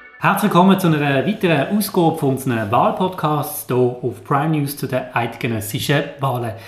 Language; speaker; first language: German; native; German